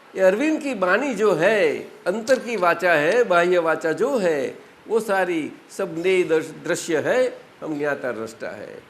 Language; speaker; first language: Hindi; non-native, local second language; Gujarati